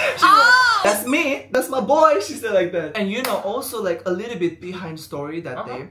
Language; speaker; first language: English; non-native, fluent; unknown